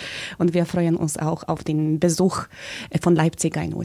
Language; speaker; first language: German; early bilingual, other home language; Polish